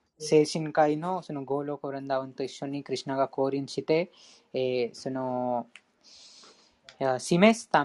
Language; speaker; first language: Japanese; non-native, fluent; Hindi